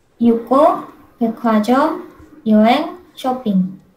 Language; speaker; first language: Korean; non-native, learner; Indonesian